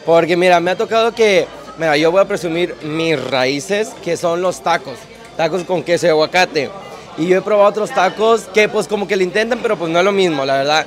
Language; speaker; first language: Spanish; native; Spanish